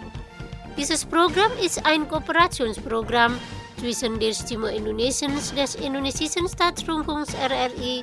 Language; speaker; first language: German; non-native, learner; Indonesian